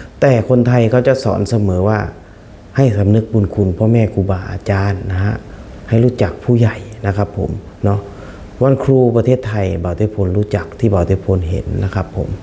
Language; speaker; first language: Thai; non-native, fluent; Khmer